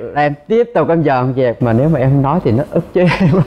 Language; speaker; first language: Vietnamese; native; Vietnamese